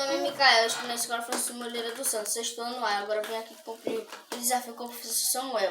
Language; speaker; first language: Portuguese; native; Portuguese